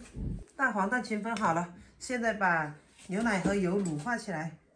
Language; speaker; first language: Chinese; native; Chinese